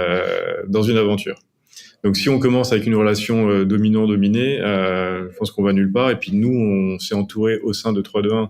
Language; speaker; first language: French; native; French